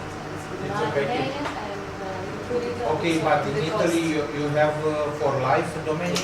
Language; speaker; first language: English; non-native, learner; Romanian